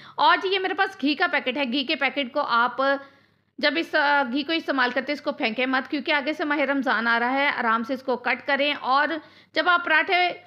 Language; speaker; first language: Hindi; native; Hindi